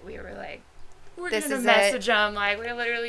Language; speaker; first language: English; native; English